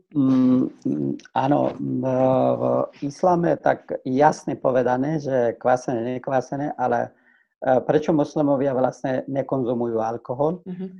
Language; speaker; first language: Slovak; non-native, fluent; Persian